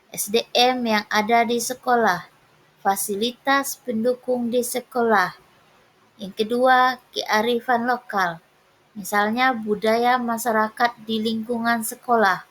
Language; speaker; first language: Indonesian; native; Indonesian